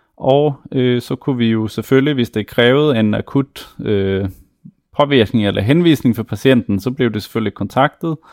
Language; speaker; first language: Danish; native; Danish